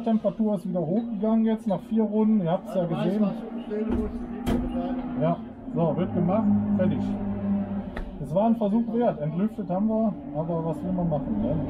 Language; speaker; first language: German; native; German